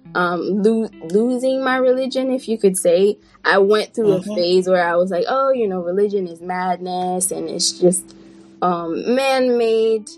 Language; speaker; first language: English; non-native, fluent; French